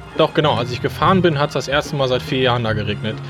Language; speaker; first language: German; native; German